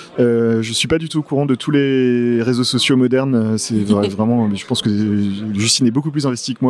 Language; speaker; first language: French; native; French